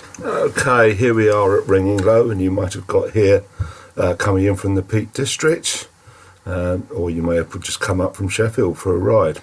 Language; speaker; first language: English; native; English